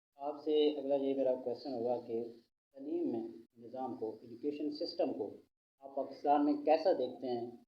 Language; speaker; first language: Urdu; non-native, local second language; Punjabi